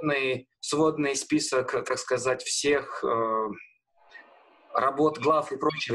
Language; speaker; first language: Russian; native; Russian